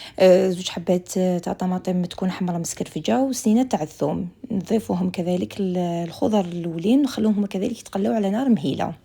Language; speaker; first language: Arabic; native; Arabic